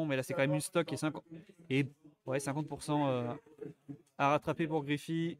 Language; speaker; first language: French; native; French